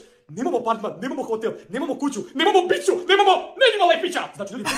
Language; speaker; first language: Croatian; native; Croatian